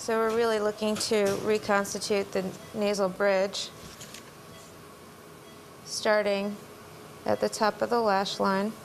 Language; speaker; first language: English; native; English